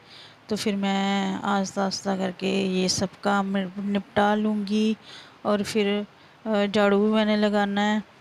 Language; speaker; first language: Hindi; non-native, local second language; Punjabi